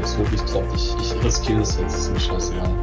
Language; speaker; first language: German; native; German